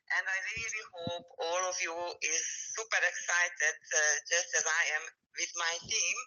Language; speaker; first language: English; non-native, fluent; Hungarian